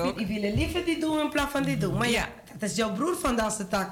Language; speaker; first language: Dutch; non-native, learner; Spanish